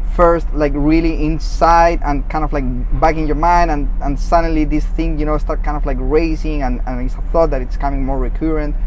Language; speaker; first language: English; non-native, fluent; Spanish